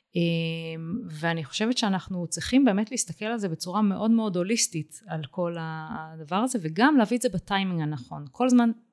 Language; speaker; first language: Hebrew; native; Hebrew